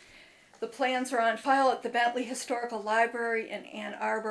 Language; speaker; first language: English; native; English